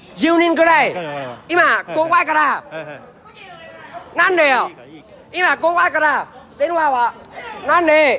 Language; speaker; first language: Japanese; non-native, learner; Vietnamese